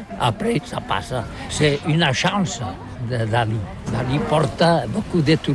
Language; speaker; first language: French; non-native, learner; Catalan